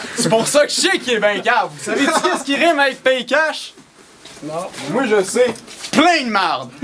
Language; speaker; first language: French; native; French